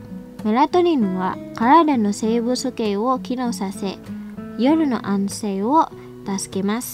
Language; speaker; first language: Japanese; non-native, fluent; Indonesian